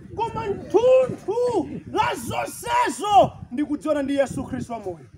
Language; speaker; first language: Nyanja; non-native, local second language; Tumbuka